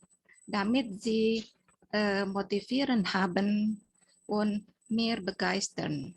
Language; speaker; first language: German; non-native, learner; Indonesian